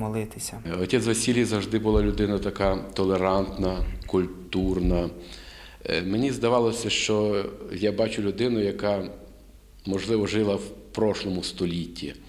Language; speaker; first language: Ukrainian; native; Ukrainian